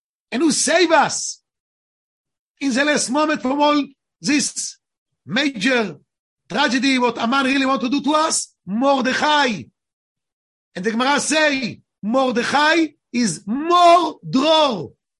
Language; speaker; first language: English; non-native, fluent; Hebrew